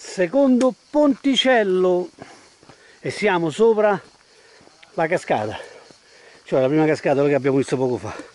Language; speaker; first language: Italian; native; Italian